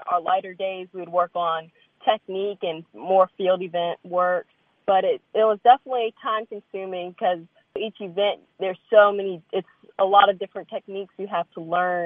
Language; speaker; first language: English; native; English